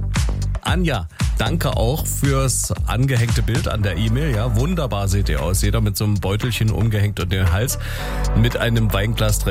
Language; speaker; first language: German; native; German